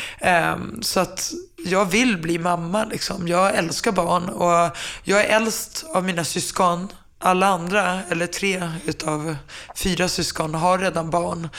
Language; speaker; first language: Swedish; early bilingual, other home language; Finnish